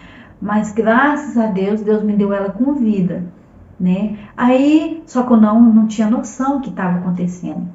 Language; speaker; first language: Portuguese; native; Portuguese